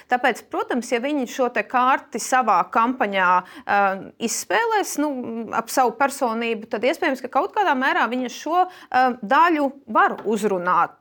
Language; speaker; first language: Latvian; native; Latvian